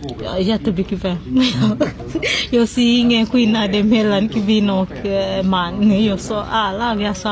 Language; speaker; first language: Swedish; non-native, learner; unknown